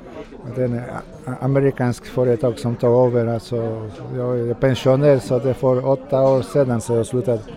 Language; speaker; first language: Swedish; non-native, fluent; Polish